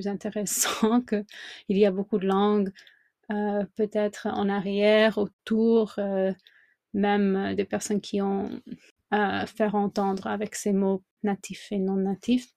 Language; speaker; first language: French; non-native, fluent; English